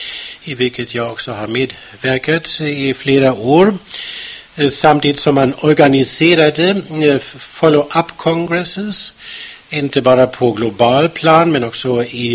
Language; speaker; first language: Swedish; non-native, fluent; German